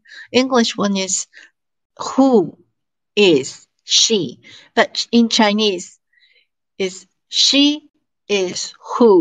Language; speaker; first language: English; non-native, fluent; Chinese